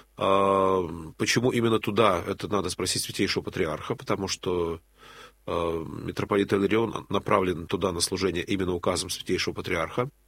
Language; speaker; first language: Russian; native; Russian